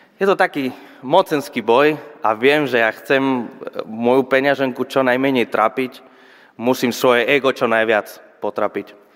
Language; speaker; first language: Slovak; non-native, fluent; Spanish